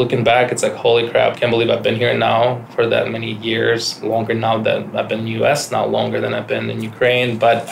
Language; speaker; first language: English; non-native, fluent; Ukrainian